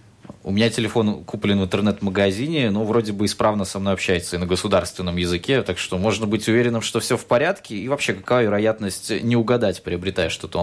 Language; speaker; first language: Russian; native; Russian